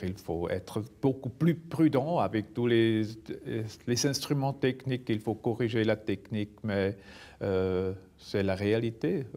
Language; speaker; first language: French; non-native, local second language; German